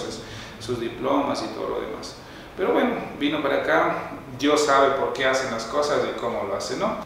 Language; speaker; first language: Spanish; native; Spanish